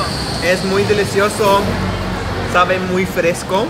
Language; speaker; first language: Spanish; non-native, fluent; Arabic